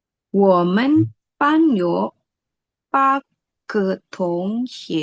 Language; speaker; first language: Chinese; non-native, learner; Indonesian